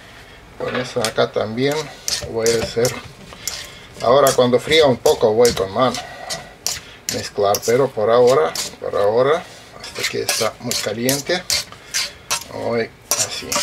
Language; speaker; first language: Spanish; non-native, fluent; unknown